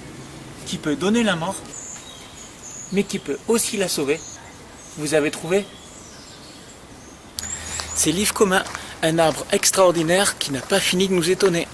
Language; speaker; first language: French; native; French